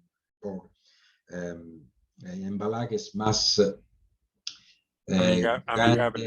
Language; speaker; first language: Spanish; non-native, fluent; Italian